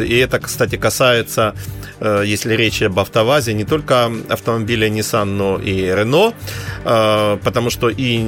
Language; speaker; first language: Russian; native; Russian